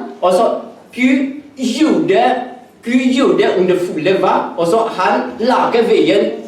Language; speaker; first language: Norwegian; non-native, learner; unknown